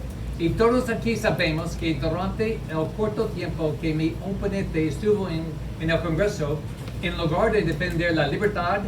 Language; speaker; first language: Spanish; non-native, learner; English